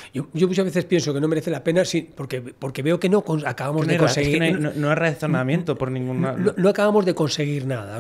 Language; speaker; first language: Spanish; native; Spanish